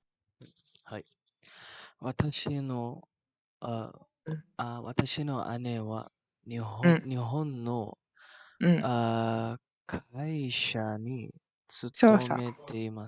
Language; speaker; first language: Japanese; non-native, learner; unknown